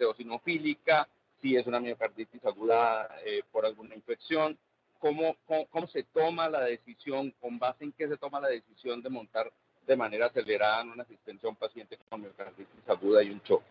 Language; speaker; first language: Spanish; native; Spanish